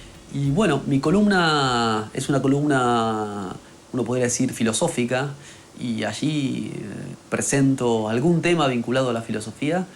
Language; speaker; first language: Spanish; native; Spanish